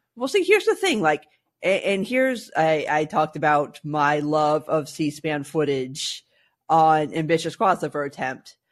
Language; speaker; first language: English; native; English